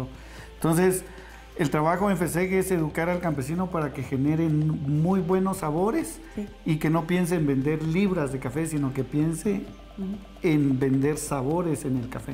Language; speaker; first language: Spanish; native; Spanish